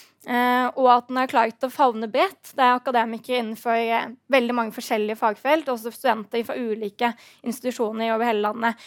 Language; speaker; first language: Norwegian; native; Norwegian